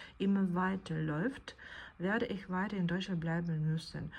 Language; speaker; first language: German; non-native, fluent; Ukrainian